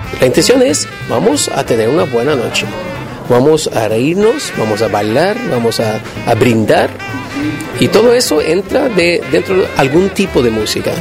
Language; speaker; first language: Spanish; non-native, fluent; Swedish